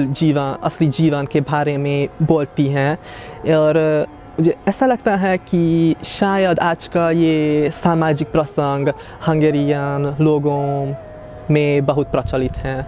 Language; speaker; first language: Hindi; non-native, fluent; Hungarian